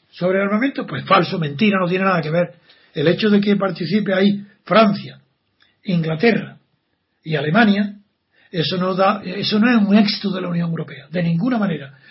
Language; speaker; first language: Spanish; native; Spanish